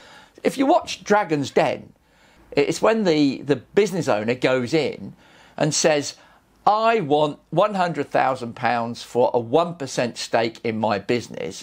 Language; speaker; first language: English; native; English